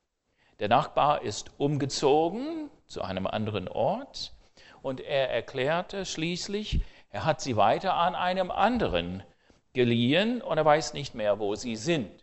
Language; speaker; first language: German; non-native, fluent; English